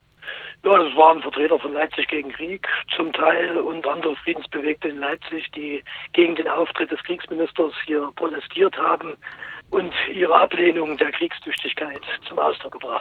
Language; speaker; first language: German; native; German